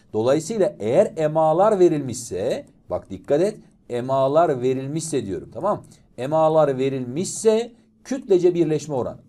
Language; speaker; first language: Turkish; native; Turkish